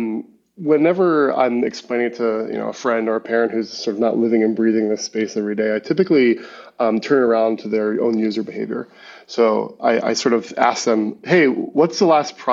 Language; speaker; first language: English; native; English